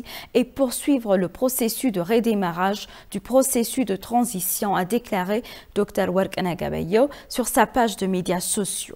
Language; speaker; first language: French; non-native, fluent; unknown